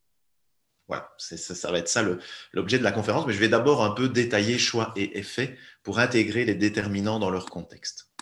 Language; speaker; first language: French; native; French